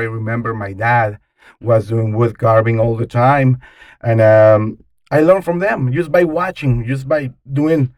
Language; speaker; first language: English; non-native, learner; Spanish